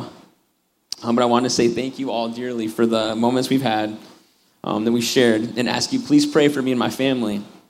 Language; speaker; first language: English; native; English